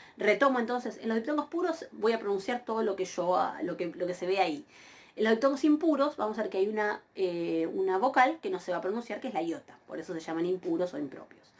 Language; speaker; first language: Spanish; native; Spanish